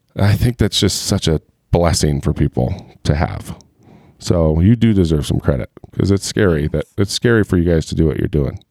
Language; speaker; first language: English; native; English